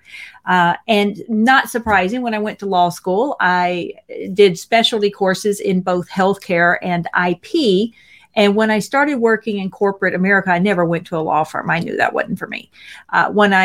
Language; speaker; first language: English; native; English